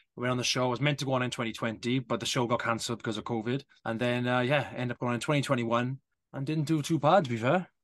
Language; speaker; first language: English; native; English